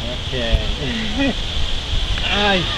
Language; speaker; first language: French; non-native, learner; Haitian Creole